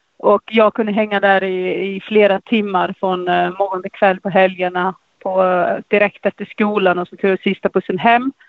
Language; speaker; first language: Swedish; non-native, fluent; Icelandic